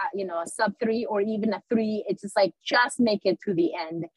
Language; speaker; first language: English; early bilingual, other home language; Spanish